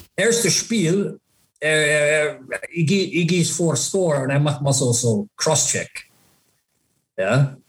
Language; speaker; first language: German; non-native, fluent; English